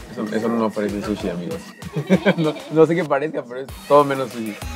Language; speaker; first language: Spanish; native; Spanish